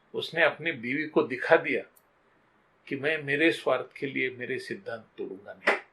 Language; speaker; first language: Hindi; non-native, local second language; Marathi